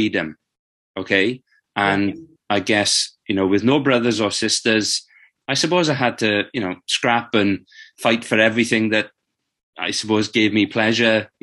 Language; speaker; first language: English; native; English